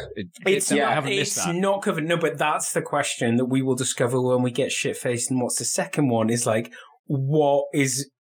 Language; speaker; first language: English; native; English